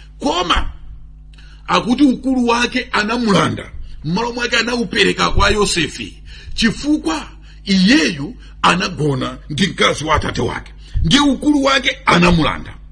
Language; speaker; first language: Nyanja; non-native, local second language; Tumbuka